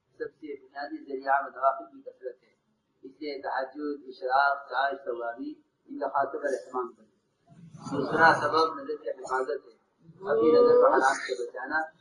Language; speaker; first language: Urdu; native; Urdu